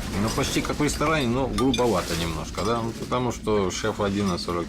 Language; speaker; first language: Russian; native; Russian